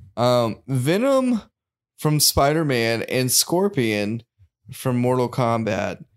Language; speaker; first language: English; native; English